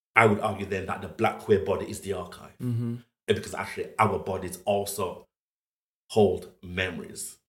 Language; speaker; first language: English; native; English